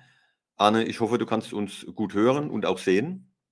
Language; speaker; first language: German; native; German